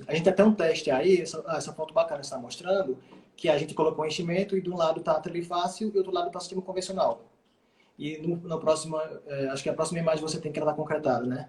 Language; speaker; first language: Portuguese; native; Portuguese